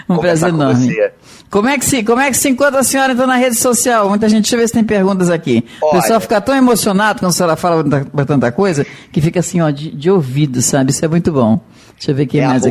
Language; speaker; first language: Portuguese; native; Portuguese